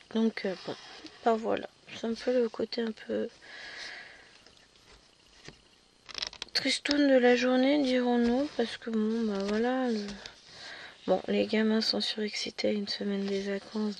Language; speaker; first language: French; native; French